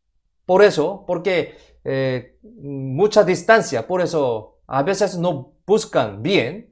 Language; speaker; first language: Spanish; non-native, fluent; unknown